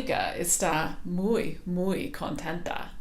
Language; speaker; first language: Spanish; non-native, fluent; English